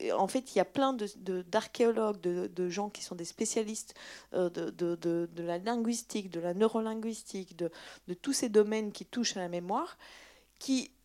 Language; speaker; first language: French; native; French